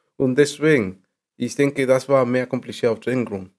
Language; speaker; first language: German; non-native, learner; Spanish